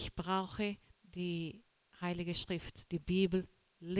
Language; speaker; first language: German; non-native, learner; Portuguese